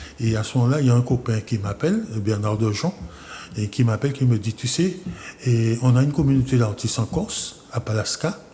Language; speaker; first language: French; non-native, local second language; Guadeloupean Creole French